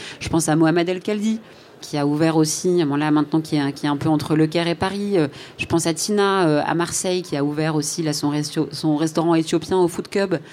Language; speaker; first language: French; native; French